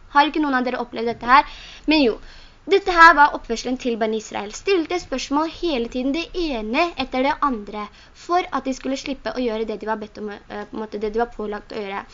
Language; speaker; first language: Norwegian; early bilingual, other home language; Urdu